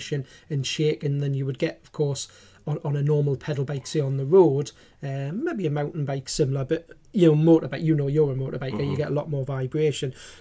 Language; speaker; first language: English; native; English